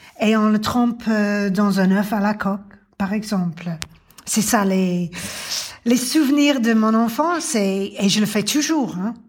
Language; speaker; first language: French; non-native, fluent; English